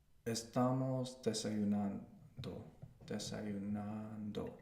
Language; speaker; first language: Spanish; non-native, learner; English